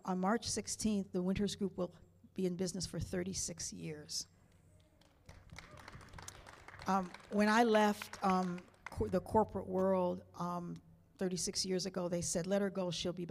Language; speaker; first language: English; native; English